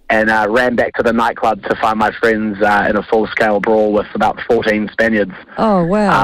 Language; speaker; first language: English; native; English